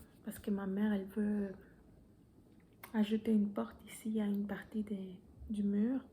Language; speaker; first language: French; non-native, fluent; Spanish